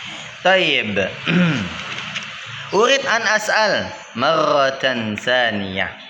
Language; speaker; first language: Arabic; non-native, fluent; Indonesian